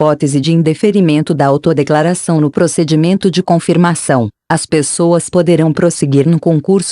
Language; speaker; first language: Portuguese; native; Portuguese